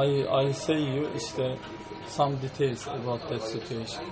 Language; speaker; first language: English; non-native, learner; Turkish